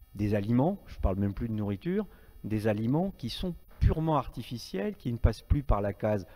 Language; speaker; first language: French; native; French